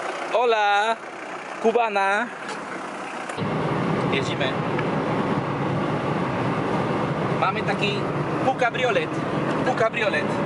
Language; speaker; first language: Polish; non-native, learner; Spanish